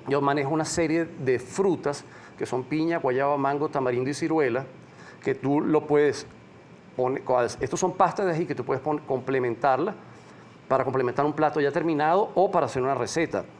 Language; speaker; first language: Spanish; native; Spanish